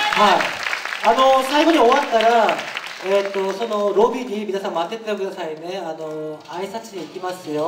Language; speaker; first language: Japanese; non-native, fluent; Korean